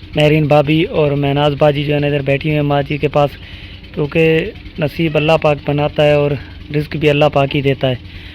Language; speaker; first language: Urdu; non-native, local second language; Punjabi